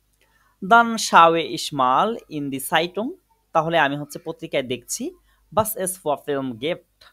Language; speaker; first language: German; non-native, fluent; Bangla